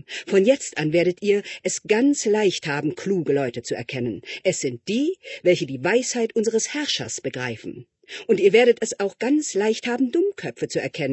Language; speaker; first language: German; native; German